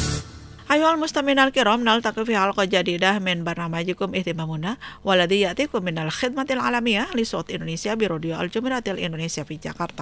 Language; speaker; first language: Arabic; non-native, fluent; Indonesian